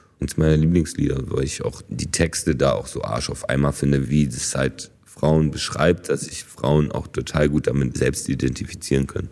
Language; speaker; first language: German; early bilingual, other home language; Polish